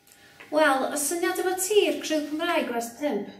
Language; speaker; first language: Welsh; non-native, local second language; English